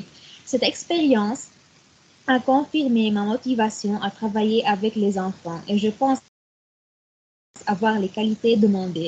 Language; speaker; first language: French; non-native, learner; Arabic